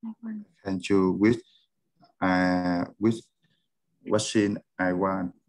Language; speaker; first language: English; non-native, learner; Vietnamese